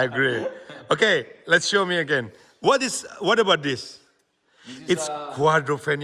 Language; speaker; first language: English; non-native, learner; Indonesian